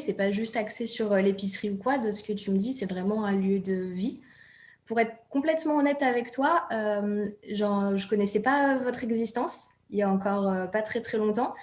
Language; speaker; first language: French; native; French